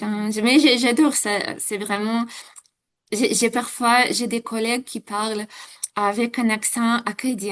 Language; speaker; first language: French; non-native, fluent; Ukrainian